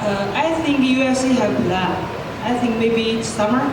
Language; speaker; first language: English; non-native, learner; Chinese